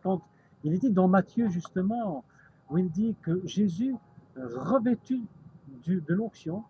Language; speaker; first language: French; native; French